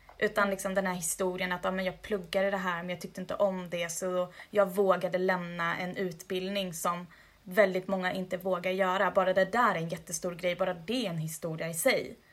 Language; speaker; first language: Swedish; early bilingual, other home language; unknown